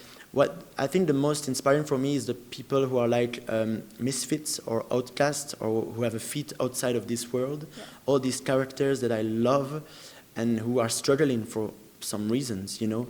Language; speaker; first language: English; non-native, fluent; French